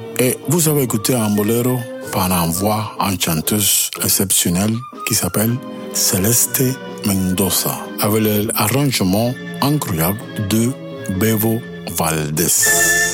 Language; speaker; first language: French; non-native, learner; Spanish